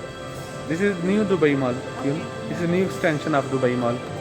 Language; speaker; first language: English; non-native, learner; Urdu